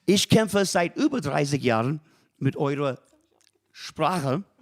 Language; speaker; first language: German; non-native, fluent; English